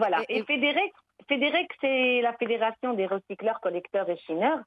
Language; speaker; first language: French; early bilingual, other home language; Arabic